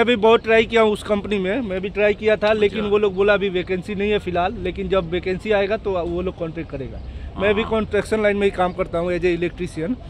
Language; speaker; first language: Hindi; native; Hindi